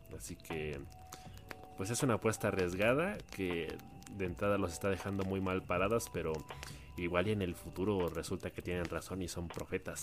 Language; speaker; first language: Spanish; native; Spanish